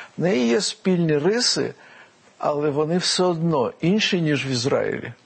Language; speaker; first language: Ukrainian; non-native, local second language; Russian